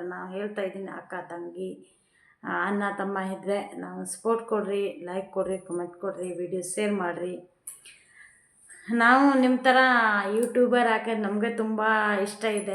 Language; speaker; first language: Kannada; non-native, local second language; Hindi